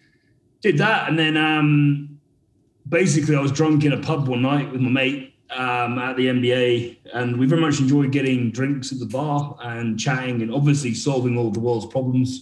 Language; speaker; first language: English; native; English